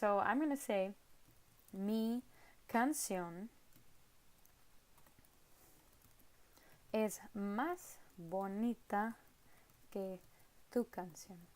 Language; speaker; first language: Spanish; non-native, fluent; English